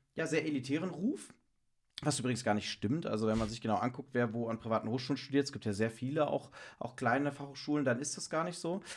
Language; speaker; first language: German; native; German